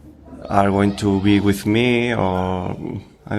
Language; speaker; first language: English; non-native, learner; Spanish